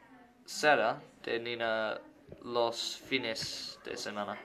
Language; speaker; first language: Spanish; non-native, learner; English